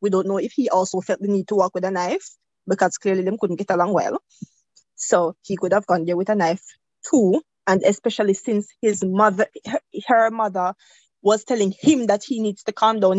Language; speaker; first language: English; native; English